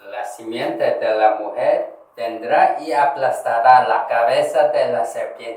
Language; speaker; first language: Spanish; non-native, learner; Korean